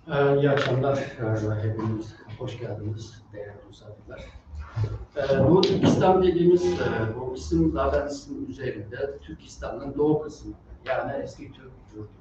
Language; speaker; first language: Turkish; non-native, fluent; Uyghur